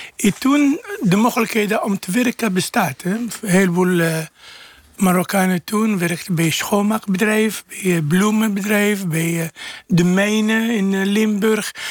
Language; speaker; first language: Dutch; non-native, fluent; Arabic